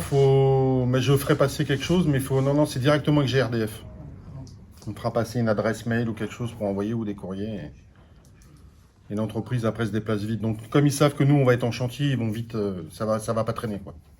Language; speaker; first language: French; native; French